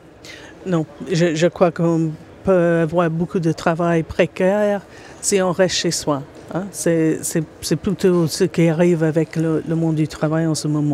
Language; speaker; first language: French; non-native, fluent; English